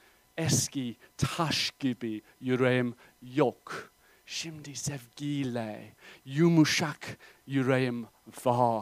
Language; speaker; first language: Turkish; non-native, fluent; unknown